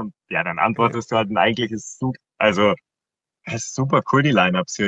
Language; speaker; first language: German; native; German